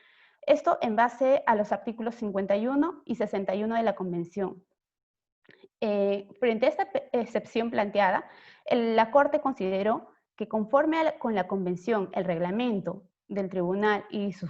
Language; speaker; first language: Spanish; native; Spanish